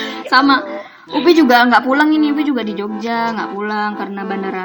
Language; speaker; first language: Indonesian; native; Indonesian